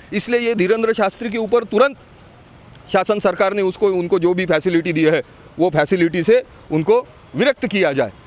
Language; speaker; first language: Hindi; non-native, local second language; Marathi